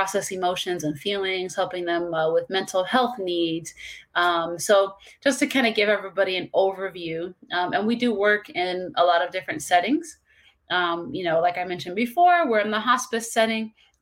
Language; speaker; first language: English; native; English